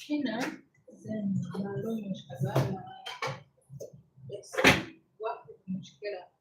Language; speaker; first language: Arabic; non-native, learner; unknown